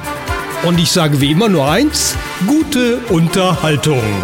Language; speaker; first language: German; native; German